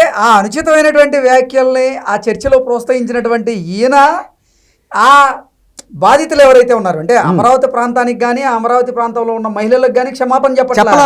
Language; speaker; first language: Telugu; native; Telugu